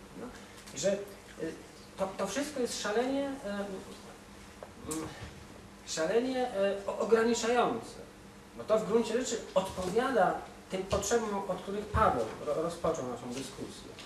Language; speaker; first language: Polish; native; Polish